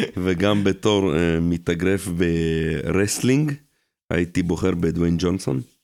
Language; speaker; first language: Hebrew; early bilingual, other home language; Russian